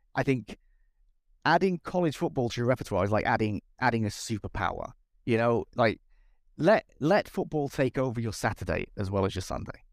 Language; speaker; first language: English; native; English